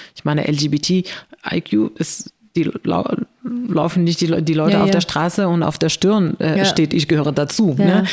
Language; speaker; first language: German; non-native, fluent; Arabic